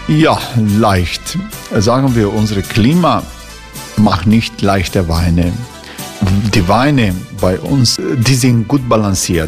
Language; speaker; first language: German; non-native, learner; Croatian